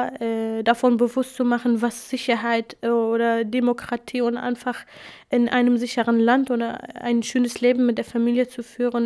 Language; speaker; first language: German; non-native, fluent; Kurdish